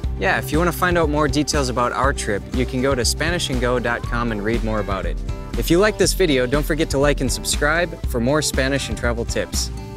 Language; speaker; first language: English; native; English